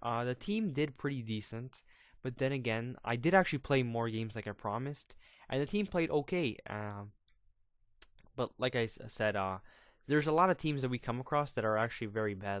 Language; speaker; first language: English; native; English